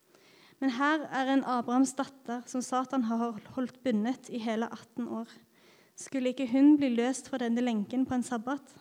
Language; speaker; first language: Norwegian; native; Norwegian